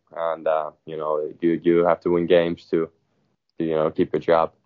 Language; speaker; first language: English; non-native, fluent; Finnish